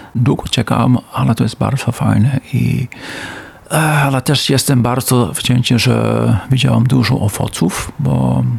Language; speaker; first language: Polish; non-native, learner; Dutch